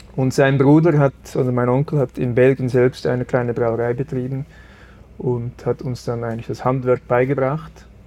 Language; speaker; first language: German; early bilingual, other home language; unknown